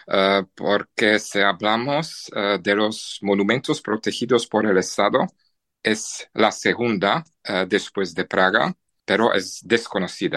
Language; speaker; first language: Spanish; non-native, fluent; Czech